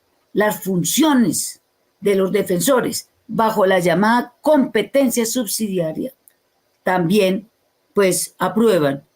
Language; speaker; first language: Spanish; native; Spanish